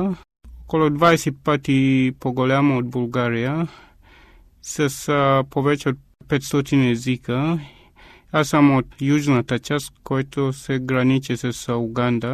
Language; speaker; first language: Bulgarian; non-native, fluent; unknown